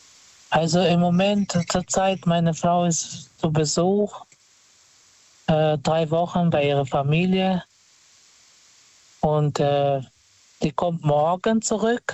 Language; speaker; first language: German; non-native, fluent; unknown